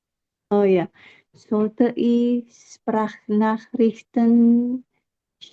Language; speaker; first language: German; non-native, learner; Indonesian